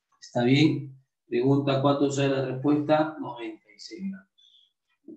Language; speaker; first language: Spanish; native; Spanish